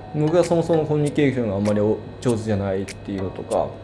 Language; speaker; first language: Japanese; native; Japanese